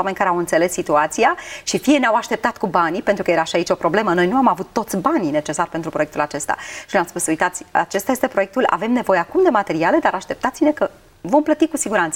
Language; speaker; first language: Romanian; native; Romanian